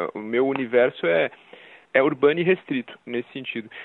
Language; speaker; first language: Portuguese; native; Portuguese